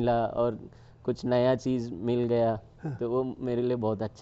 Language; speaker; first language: Hindi; non-native, local second language; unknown